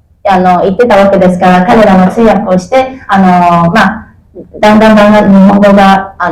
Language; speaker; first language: Japanese; non-native, fluent; Chinese